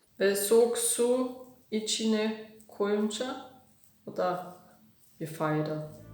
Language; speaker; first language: Turkish; non-native, fluent; German